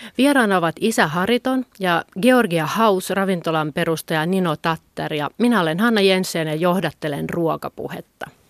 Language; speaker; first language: Finnish; native; Finnish